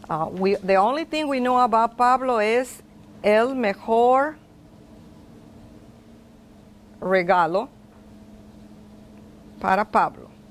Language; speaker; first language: Spanish; non-native, fluent; English